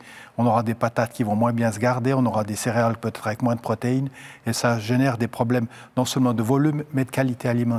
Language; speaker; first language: French; native; French